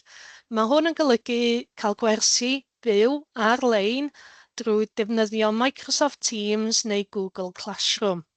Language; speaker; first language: Welsh; native; Welsh